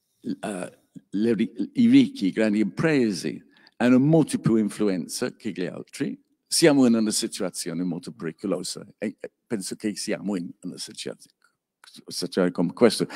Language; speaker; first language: Italian; non-native, learner; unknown